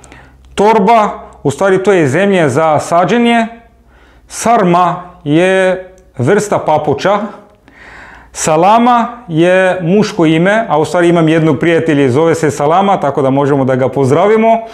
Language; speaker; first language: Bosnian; non-native, fluent; Arabic